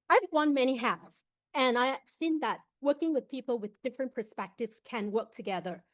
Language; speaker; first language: English; non-native, local second language; Chinese